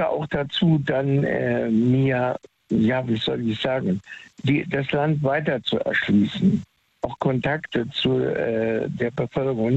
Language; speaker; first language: German; native; German